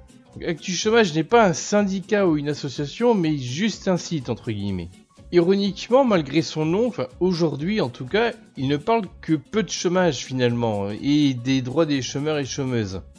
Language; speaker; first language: French; native; French